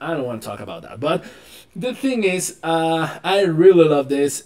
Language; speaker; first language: English; non-native, learner; Spanish